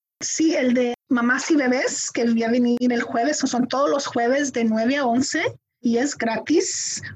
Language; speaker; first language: Spanish; early bilingual, heritage; Spanish